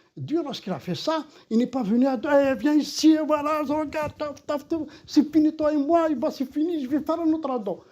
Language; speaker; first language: French; non-native, local second language; Kabyle